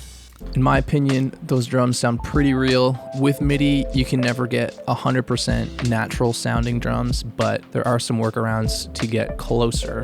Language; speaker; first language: English; native; English